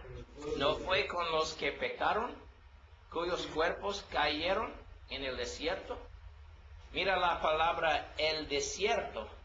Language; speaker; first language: Spanish; non-native, learner; English